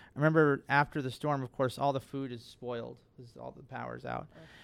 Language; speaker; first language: English; native; English